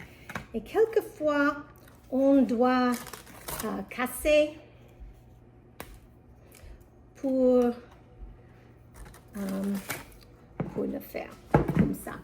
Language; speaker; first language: French; non-native, learner; English